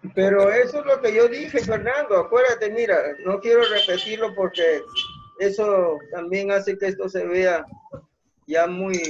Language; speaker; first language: Spanish; native; Spanish